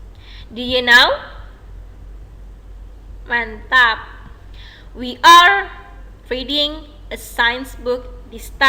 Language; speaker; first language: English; non-native, fluent; Indonesian